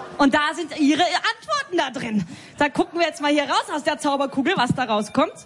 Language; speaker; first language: German; non-native, fluent; Bulgarian